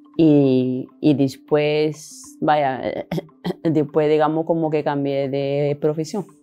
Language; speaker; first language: Spanish; non-native, fluent; Arabic